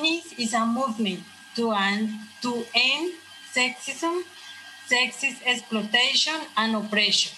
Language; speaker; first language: English; non-native, fluent; Spanish